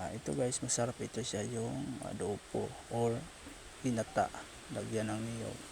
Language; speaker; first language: Filipino; non-native, local second language; Cebuano